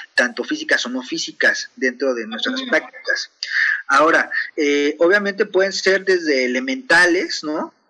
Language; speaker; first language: Spanish; native; Spanish